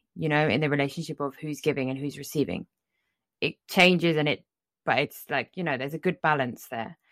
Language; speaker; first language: English; native; English